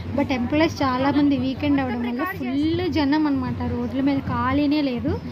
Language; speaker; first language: Telugu; native; Telugu